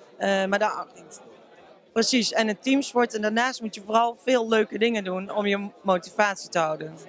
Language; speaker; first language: Dutch; native; Dutch